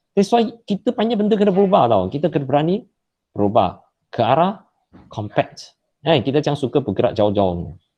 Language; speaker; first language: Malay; non-native, local second language; Chinese